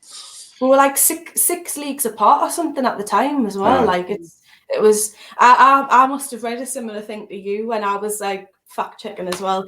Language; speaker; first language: English; native; English